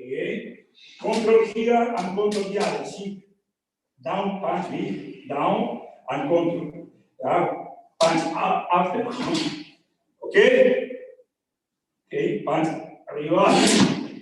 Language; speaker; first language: English; non-native, learner; Spanish